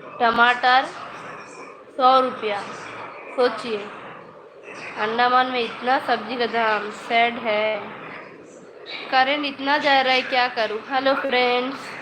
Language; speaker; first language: Hindi; non-native, local second language; Bangla